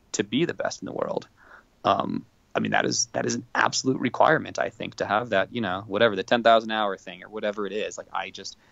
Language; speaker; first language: English; native; English